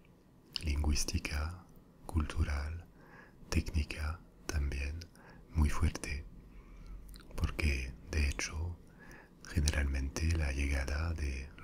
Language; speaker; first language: Spanish; non-native, fluent; French